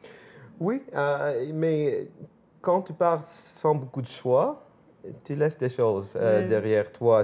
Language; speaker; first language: French; non-native, fluent; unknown